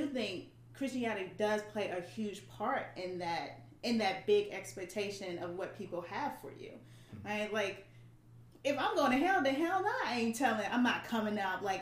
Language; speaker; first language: English; native; English